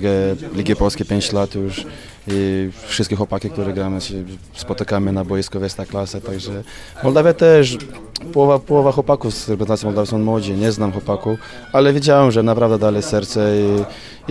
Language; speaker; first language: Polish; non-native, learner; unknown